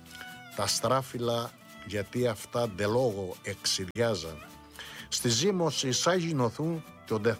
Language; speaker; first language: Greek; native; Greek